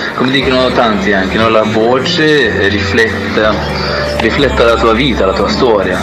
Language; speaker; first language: Italian; non-native, fluent; Norwegian